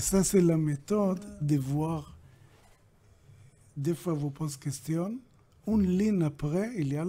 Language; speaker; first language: French; non-native, learner; Hebrew